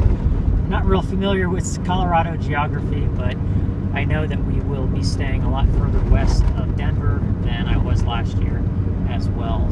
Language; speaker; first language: English; native; English